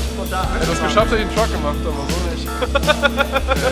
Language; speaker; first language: German; native; German